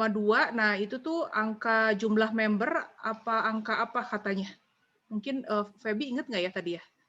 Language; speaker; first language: Indonesian; native; Indonesian